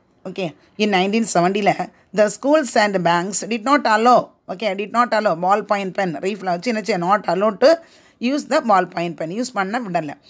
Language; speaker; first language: English; non-native, local second language; Tamil